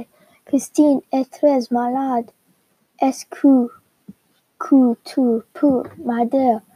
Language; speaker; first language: French; non-native, learner; English